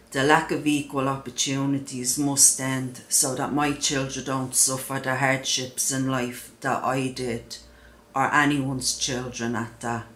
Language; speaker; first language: English; native; English